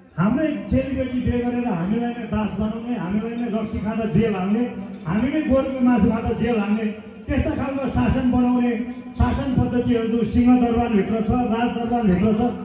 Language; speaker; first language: Nepali; non-native, local second language; Eastern Tamang